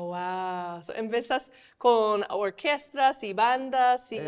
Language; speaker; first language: Spanish; non-native, fluent; English